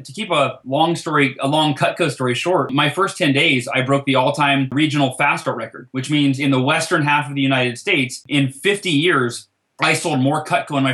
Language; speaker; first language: English; native; English